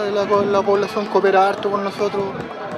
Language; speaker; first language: Spanish; native; Spanish